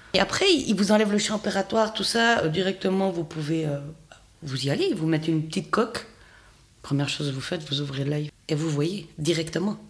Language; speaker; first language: French; native; French